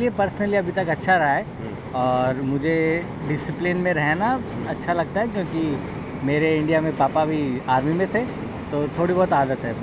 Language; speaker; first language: Hindi; native; Hindi